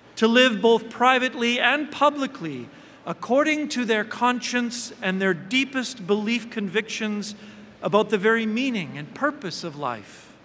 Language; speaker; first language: English; native; English